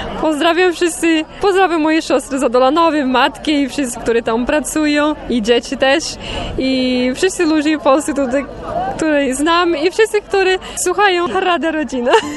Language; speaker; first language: Polish; non-native, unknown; Portuguese